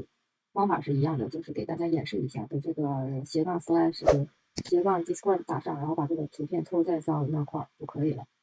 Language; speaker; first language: Chinese; native; Chinese